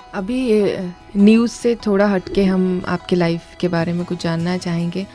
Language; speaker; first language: Hindi; non-native, local second language; Odia